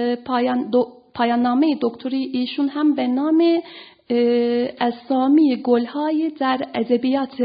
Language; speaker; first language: Persian; non-native, fluent; Turkish